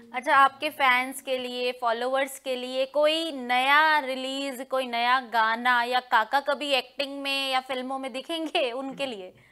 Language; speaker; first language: Hindi; native; Hindi